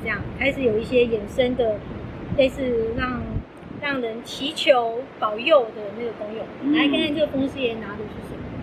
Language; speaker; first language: Chinese; native; Chinese